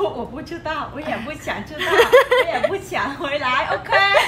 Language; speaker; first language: Chinese; non-native, learner; Vietnamese